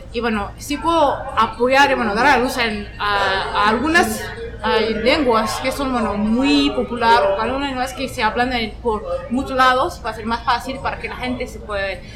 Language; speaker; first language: Spanish; non-native, fluent; French